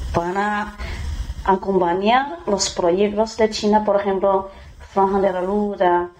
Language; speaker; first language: Spanish; non-native, fluent; Chinese